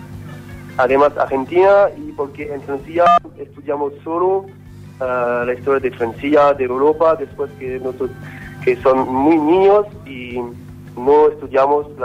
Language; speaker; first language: Spanish; non-native, learner; French